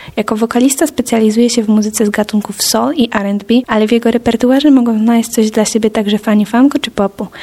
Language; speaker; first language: Polish; native; Polish